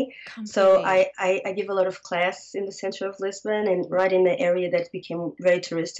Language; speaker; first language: English; non-native, fluent; Portuguese